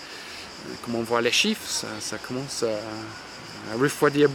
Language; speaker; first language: French; non-native, fluent; English